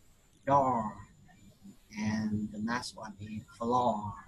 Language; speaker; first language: English; non-native, learner; Vietnamese